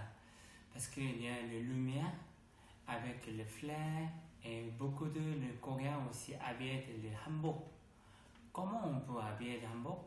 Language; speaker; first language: French; non-native, learner; Korean